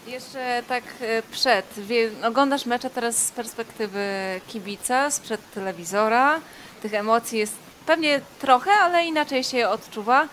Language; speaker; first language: Polish; native; Polish